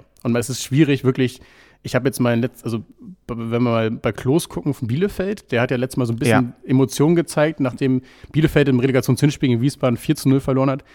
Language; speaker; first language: German; native; German